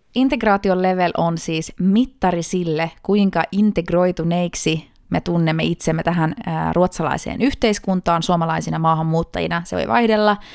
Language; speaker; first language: Finnish; early bilingual, heritage; Finnish